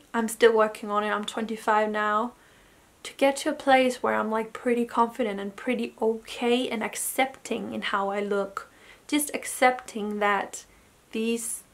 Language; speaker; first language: English; non-native, fluent; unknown